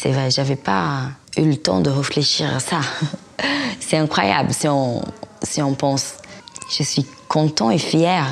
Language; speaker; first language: French; non-native, fluent; Portuguese